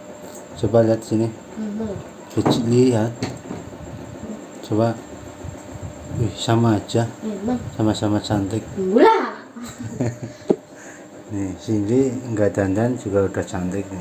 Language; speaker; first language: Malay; non-native, local second language; Javanese